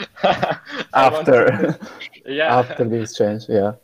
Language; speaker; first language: English; non-native, fluent; Italian